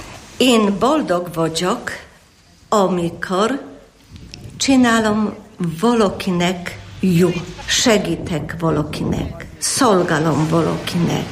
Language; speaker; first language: Hungarian; non-native, learner; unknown